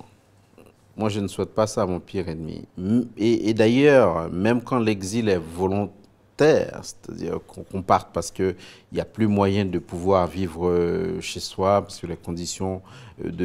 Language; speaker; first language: French; non-native, local second language; Haitian Creole